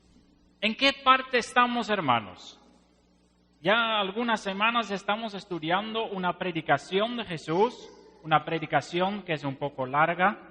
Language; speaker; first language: Spanish; non-native, fluent; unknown